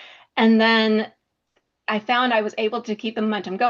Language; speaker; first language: English; native; English